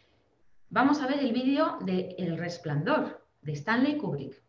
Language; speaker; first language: Spanish; native; Spanish